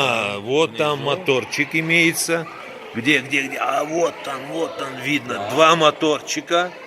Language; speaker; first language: Russian; native; Russian